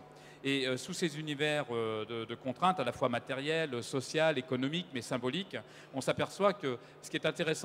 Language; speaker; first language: French; native; French